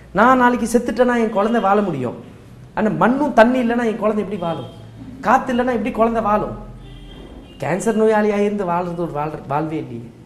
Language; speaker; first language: Tamil; non-native, local second language; Marwari